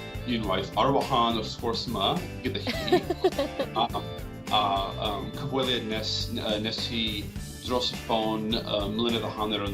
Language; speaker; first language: Welsh; non-native, fluent; English